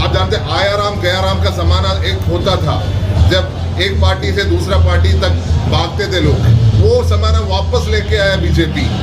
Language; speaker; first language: Hindi; non-native, local second language; Malayalam